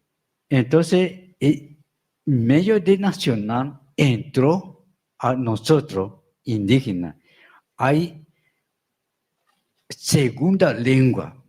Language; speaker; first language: Spanish; non-native, local second language; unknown